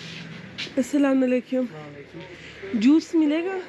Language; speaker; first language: Hindi; non-native, fluent; Turkish